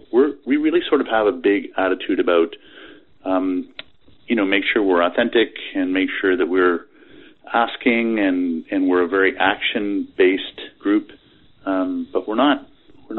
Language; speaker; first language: English; native; English